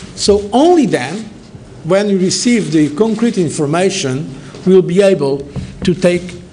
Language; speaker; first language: English; non-native, fluent; Portuguese